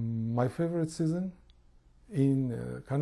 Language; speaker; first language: English; non-native, learner; Persian